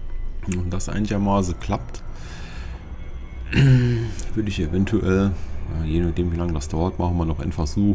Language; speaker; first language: German; native; German